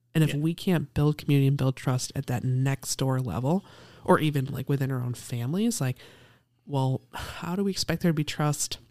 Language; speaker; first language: English; native; English